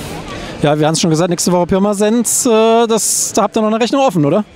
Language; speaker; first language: German; native; German